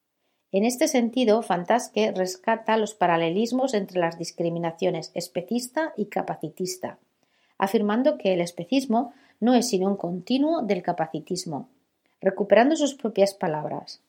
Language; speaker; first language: Spanish; native; Spanish